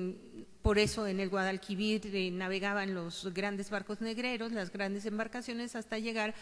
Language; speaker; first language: Spanish; native; Spanish